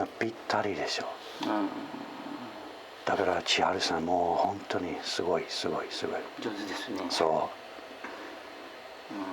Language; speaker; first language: Japanese; non-native, fluent; English